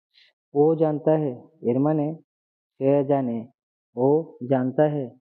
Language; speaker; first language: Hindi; non-native, learner; Bangla